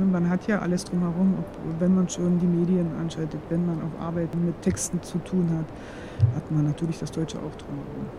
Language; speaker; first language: German; non-native, local second language; Upper Sorbian